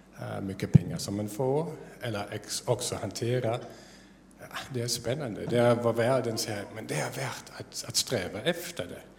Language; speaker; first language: Swedish; non-native, fluent; German